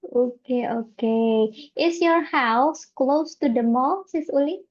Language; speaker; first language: English; non-native, fluent; Indonesian